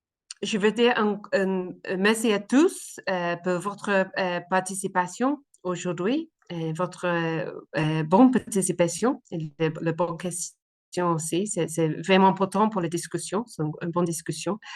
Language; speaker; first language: French; non-native, learner; English